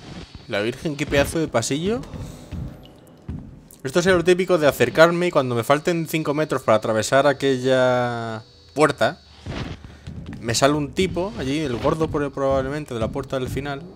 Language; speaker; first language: Spanish; native; Spanish